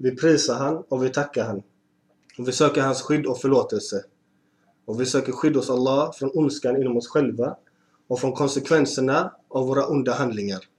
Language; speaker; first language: Swedish; early bilingual, other home language; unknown